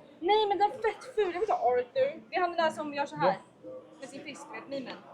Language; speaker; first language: Swedish; early bilingual, other home language; Mongolian